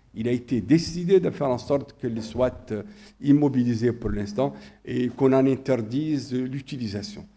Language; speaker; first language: French; non-native, local second language; Arabic